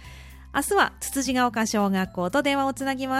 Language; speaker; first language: Japanese; native; Japanese